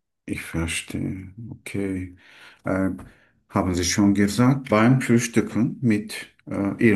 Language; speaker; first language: German; non-native, learner; Turkish